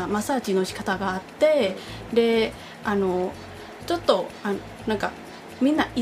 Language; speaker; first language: Japanese; non-native, fluent; Thai